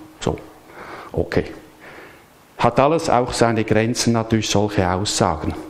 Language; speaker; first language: German; native; German